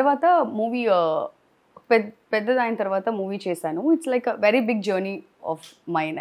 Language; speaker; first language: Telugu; non-native, learner; Tamil